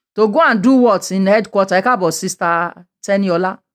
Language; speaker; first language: English; non-native, local second language; Yoruba